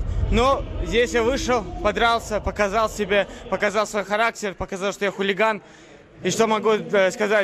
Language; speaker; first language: Russian; non-native, local second language; Latvian